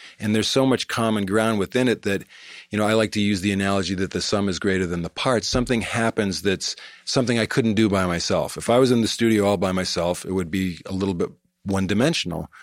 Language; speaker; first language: English; native; English